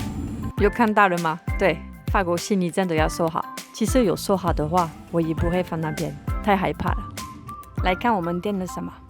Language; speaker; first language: Chinese; non-native, fluent; French